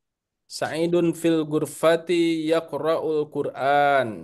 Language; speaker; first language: Arabic; non-native, learner; Indonesian